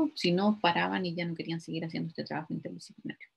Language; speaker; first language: Spanish; native; Spanish